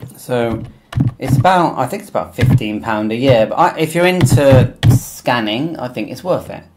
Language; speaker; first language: English; native; English